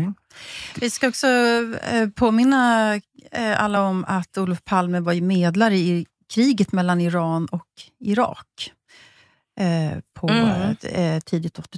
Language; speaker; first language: Swedish; native; Swedish